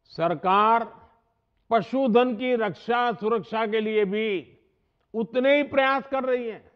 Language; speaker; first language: Hindi; non-native, local second language; Gujarati